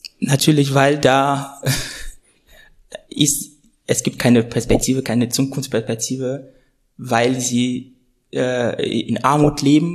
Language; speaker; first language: German; non-native, fluent; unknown